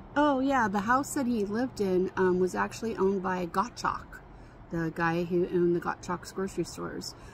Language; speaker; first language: English; native; English